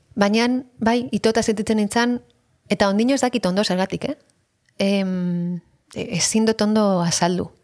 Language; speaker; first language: Basque; non-native, local second language; Spanish